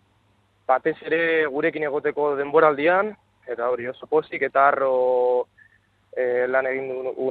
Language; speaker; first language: Basque; non-native, local second language; Spanish